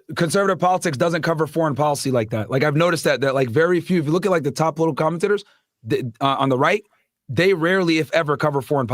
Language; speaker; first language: English; native; English